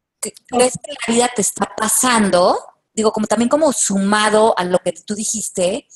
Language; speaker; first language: Spanish; native; Spanish